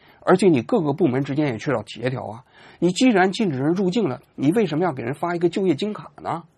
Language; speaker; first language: Chinese; native; Chinese